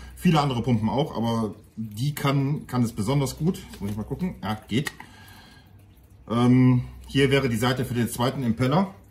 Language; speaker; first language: German; native; German